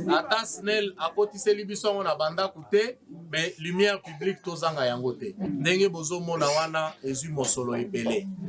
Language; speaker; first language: Lingala; native; Lingala